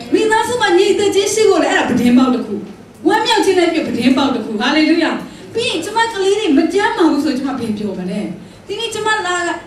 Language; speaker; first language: Burmese; non-native, local second language; Kachin